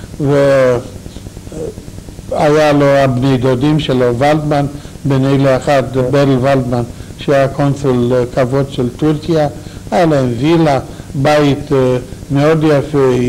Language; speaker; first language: Hebrew; non-native, fluent; Romanian